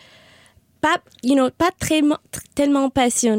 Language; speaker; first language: French; non-native, local second language; Spanish